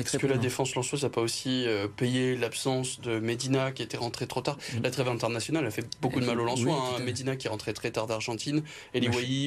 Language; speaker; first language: French; native; French